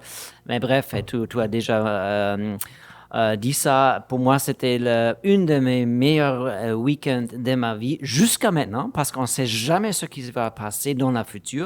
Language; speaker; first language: French; non-native, fluent; German